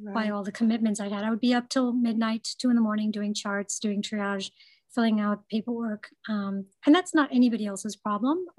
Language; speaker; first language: English; non-native, local second language; Gujarati